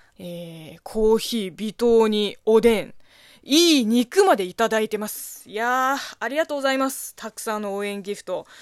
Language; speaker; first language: Japanese; non-native, fluent; Chinese